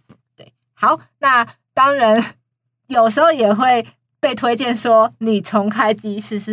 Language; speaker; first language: Chinese; native; Chinese